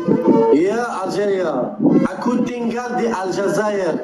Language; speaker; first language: Indonesian; non-native, learner; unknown